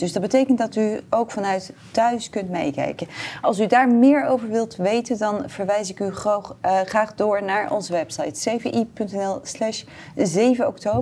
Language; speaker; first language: Dutch; native; Dutch